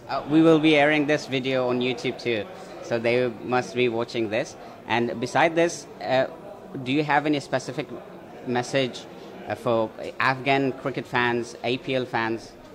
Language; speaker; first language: English; non-native, fluent; Persian